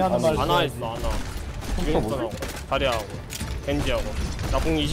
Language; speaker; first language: Korean; native; Korean